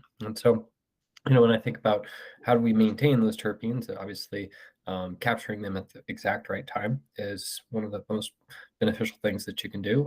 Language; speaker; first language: English; native; English